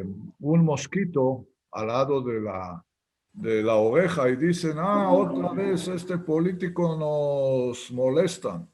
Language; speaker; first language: Spanish; non-native, fluent; Hebrew